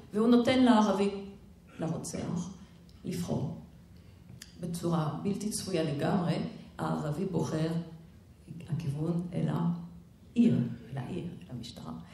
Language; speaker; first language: Hebrew; non-native, fluent; French